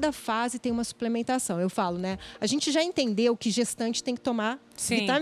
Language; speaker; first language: Portuguese; native; Portuguese